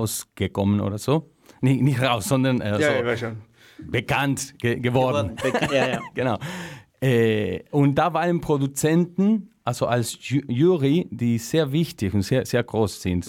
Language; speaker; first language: German; non-native, fluent; Spanish